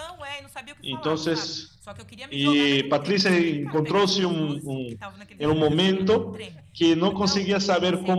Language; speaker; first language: Spanish; non-native, learner; Portuguese